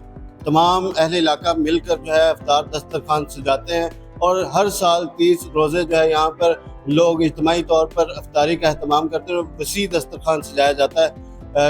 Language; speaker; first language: Urdu; native; Urdu